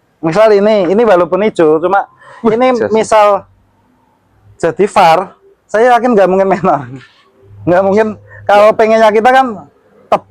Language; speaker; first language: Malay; non-native, local second language; Javanese